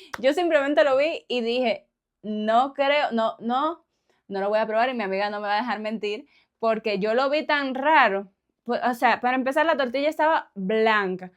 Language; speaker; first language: Spanish; native; Spanish